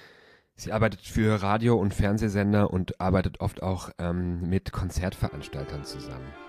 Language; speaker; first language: German; native; German